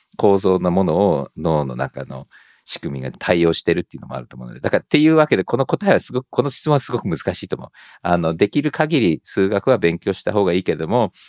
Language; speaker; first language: Japanese; early bilingual, heritage; Japanese